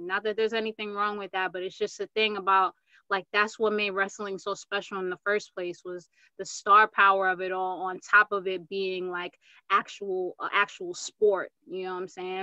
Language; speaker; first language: English; native; English